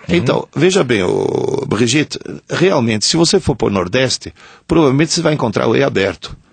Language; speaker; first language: Portuguese; early bilingual, other home language; Italian